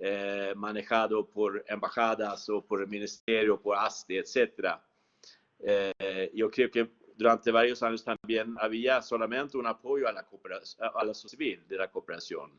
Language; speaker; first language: Spanish; non-native, fluent; Swedish